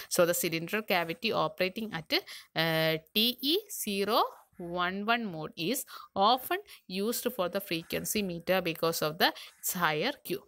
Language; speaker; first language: English; non-native, local second language; Malayalam